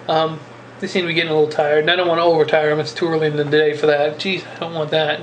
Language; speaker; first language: English; native; English